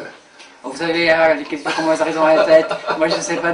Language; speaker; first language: French; native; French